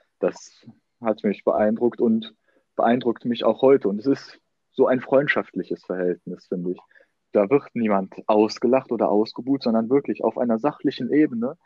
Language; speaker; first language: German; native; German